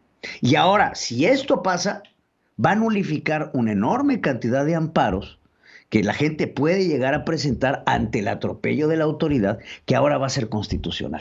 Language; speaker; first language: Spanish; native; Spanish